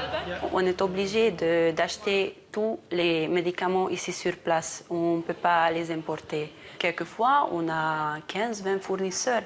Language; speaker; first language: French; non-native, fluent; Hungarian